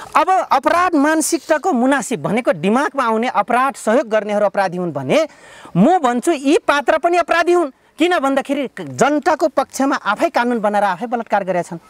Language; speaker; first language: Nepali; non-native, local second language; Rana Tharu